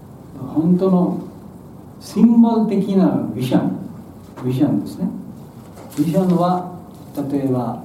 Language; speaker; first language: Japanese; non-native, learner; Bangla